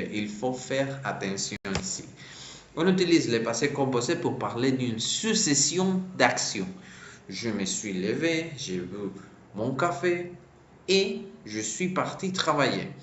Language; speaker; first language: French; non-native, fluent; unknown